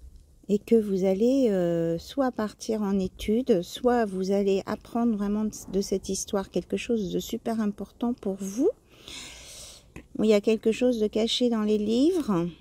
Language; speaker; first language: French; native; French